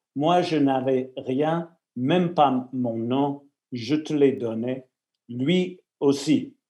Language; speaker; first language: French; non-native, fluent; English